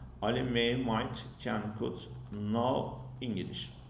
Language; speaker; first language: English; non-native, fluent; Turkish